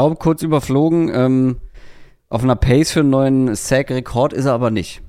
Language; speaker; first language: German; native; German